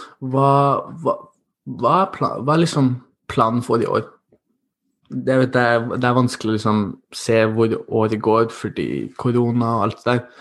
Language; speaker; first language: Norwegian; early bilingual, other home language; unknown